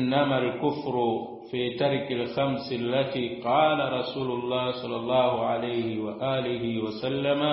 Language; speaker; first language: Arabic; non-native, fluent; Swahili